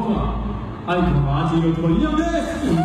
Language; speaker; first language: Japanese; non-native, learner; Korean